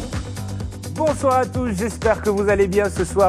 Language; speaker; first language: French; native; French